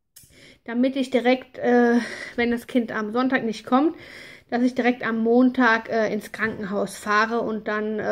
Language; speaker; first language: German; native; German